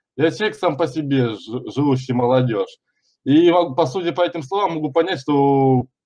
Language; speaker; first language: Russian; native; Russian